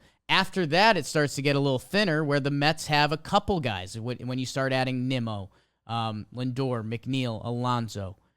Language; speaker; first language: English; native; English